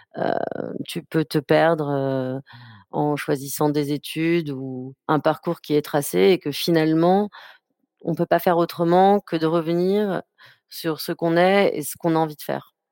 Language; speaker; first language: French; native; French